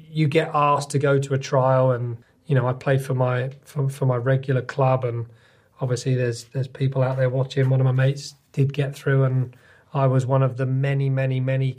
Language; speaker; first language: English; native; English